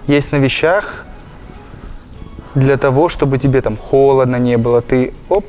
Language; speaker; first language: Russian; native; Russian